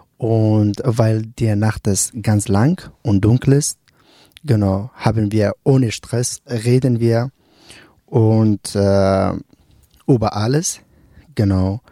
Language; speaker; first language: German; non-native, learner; Persian